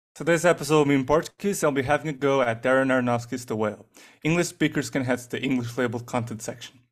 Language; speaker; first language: English; non-native, fluent; Portuguese